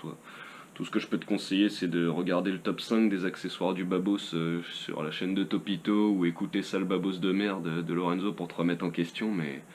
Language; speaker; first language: French; native; French